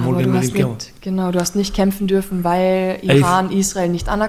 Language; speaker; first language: German; native; German